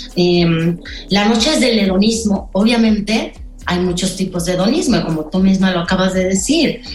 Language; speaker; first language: Spanish; native; Spanish